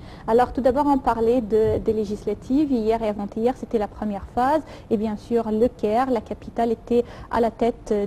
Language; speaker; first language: French; non-native, fluent; Arabic